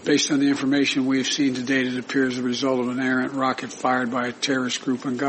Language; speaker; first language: English; native; English